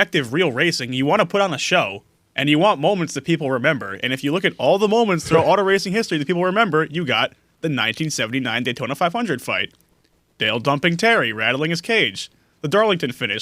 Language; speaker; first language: English; native; English